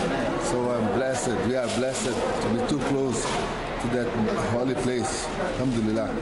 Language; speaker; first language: English; non-native, learner; Portuguese